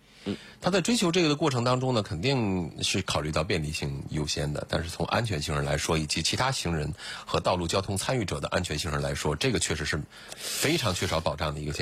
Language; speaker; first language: Chinese; native; Chinese